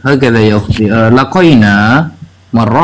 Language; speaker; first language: Arabic; non-native, learner; Indonesian